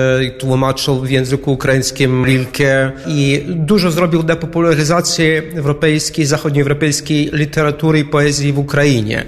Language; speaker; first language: Polish; non-native, fluent; Ukrainian